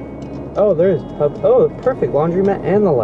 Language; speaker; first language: English; early bilingual, other home language; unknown